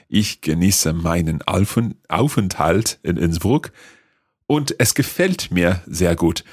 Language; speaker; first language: German; non-native, learner; English